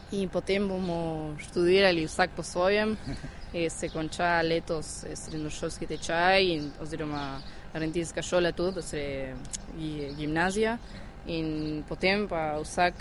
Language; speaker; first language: Slovenian; early bilingual, heritage; Slovenian